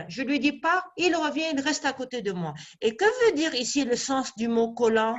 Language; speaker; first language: French; non-native, local second language; Arabic